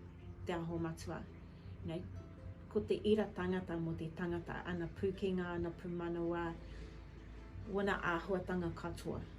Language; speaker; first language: Māori; non-native, local second language; English